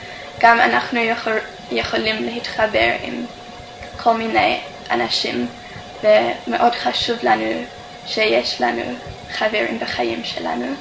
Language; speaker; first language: Hebrew; non-native, fluent; English